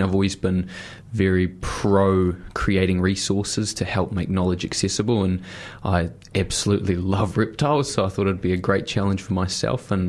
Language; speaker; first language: English; native; English